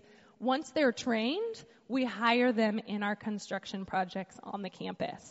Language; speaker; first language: English; native; English